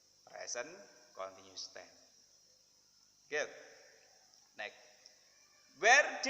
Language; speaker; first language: English; non-native, fluent; Indonesian